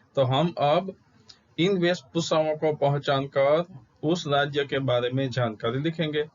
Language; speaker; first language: Hindi; non-native, local second language; Gujarati